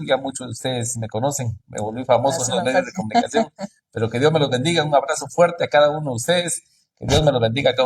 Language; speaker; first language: Spanish; native; Spanish